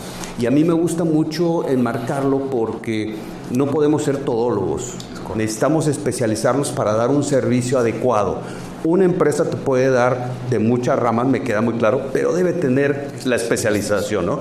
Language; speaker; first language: Spanish; native; Spanish